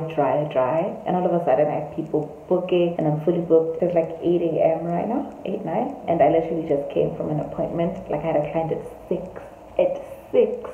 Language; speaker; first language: English; non-native, local second language; Tswana